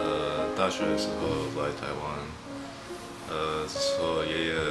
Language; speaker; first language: Chinese; early bilingual, heritage; Chinese